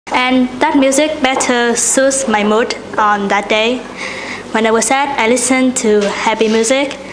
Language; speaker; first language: English; non-native, fluent; Vietnamese